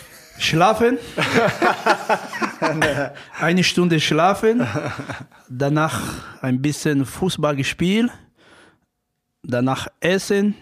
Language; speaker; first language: German; non-native, learner; Portuguese